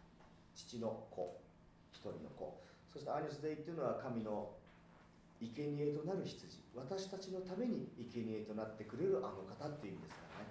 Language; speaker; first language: Japanese; native; Japanese